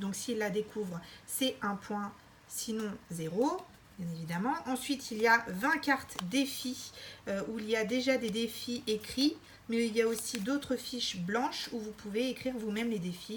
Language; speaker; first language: French; native; French